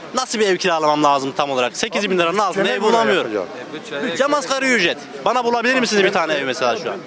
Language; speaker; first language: Turkish; native; Turkish